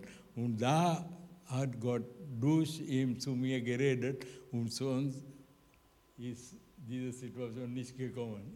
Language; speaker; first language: German; non-native, learner; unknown